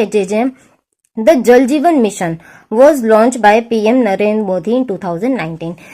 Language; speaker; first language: Hindi; native; Hindi